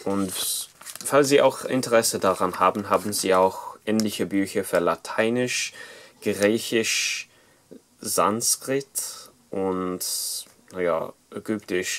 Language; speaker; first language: German; non-native, fluent; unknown